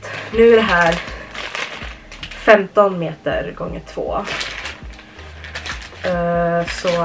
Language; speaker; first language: Swedish; early bilingual, other home language; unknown